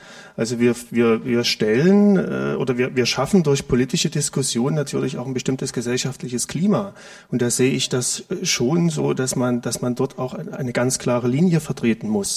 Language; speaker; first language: German; native; German